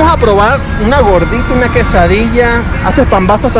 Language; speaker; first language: Spanish; native; Spanish